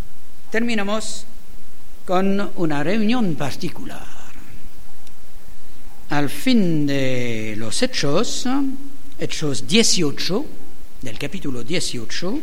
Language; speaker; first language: Spanish; non-native, learner; German